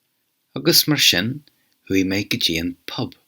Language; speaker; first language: Irish; non-native, fluent; English